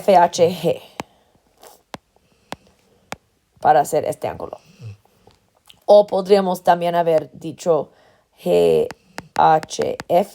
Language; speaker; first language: Spanish; non-native, fluent; English